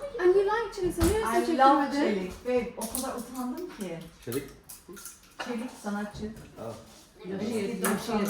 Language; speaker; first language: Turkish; early bilingual, heritage; Turkish